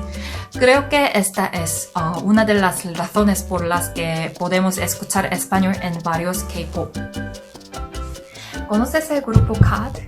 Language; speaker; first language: Spanish; non-native, learner; Korean